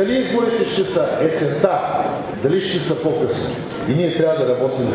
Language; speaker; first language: Bulgarian; native; Bulgarian